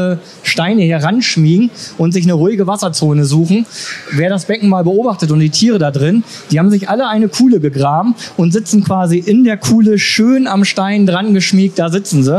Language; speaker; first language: German; native; German